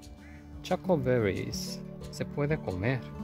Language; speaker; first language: Spanish; non-native, fluent; Japanese